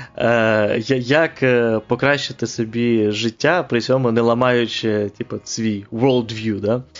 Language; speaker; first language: Ukrainian; non-native, local second language; Russian